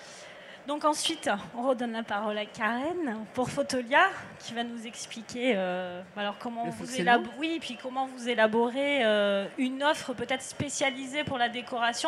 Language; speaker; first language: French; native; French